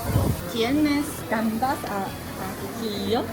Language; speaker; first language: Spanish; non-native, learner; Chinese